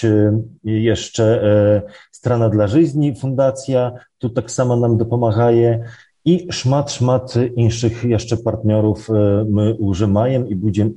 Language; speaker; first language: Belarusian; early bilingual, heritage; Belarusian